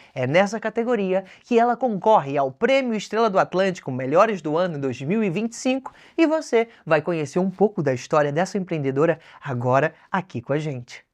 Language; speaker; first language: Portuguese; native; Portuguese